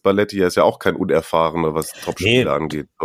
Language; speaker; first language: German; native; German